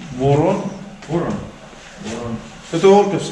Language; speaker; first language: Russian; non-native, learner; Estonian